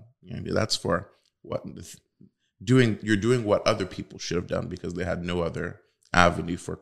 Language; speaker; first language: English; native; English